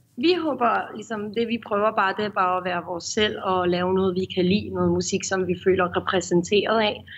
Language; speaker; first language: Danish; early bilingual, heritage; Danish